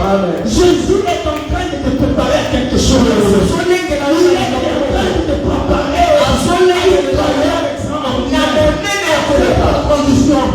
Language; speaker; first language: French; non-native, local second language; Lingala